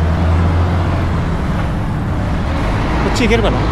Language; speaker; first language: Japanese; native; Japanese